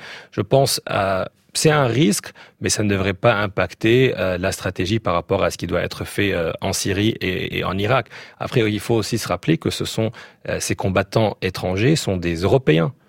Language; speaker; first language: French; native; French